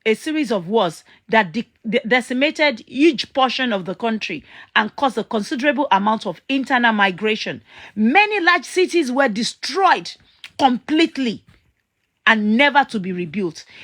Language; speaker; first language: English; non-native, local second language; Yoruba